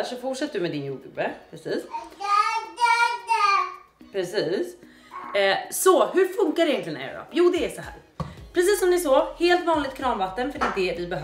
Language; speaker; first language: Swedish; native; Swedish